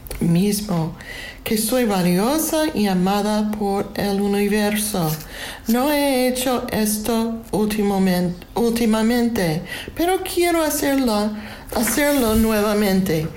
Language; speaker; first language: Spanish; non-native, learner; English